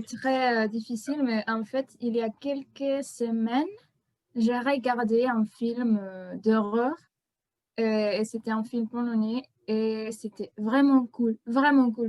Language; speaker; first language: French; non-native, fluent; Spanish